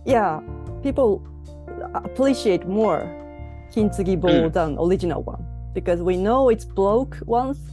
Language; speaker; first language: English; non-native, learner; Japanese